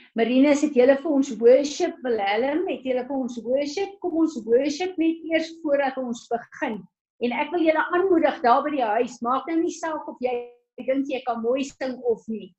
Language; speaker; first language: Afrikaans; native; Afrikaans